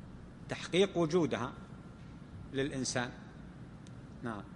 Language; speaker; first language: Arabic; native; Arabic